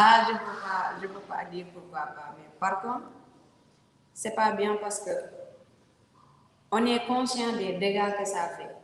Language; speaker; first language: French; non-native, local second language; Wolof